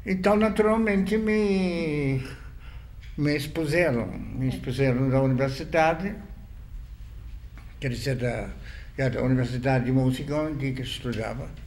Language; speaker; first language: Portuguese; non-native, fluent; German